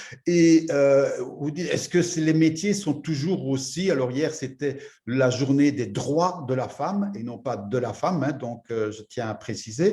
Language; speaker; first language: French; native; French